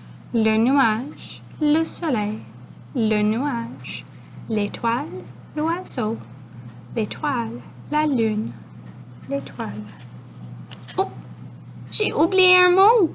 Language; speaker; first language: French; non-native, local second language; English